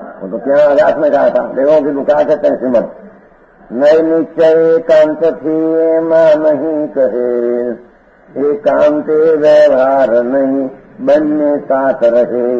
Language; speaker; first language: Hindi; non-native, local second language; Gujarati